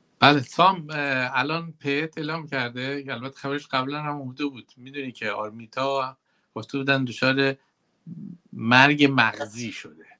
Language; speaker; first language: Persian; native; Persian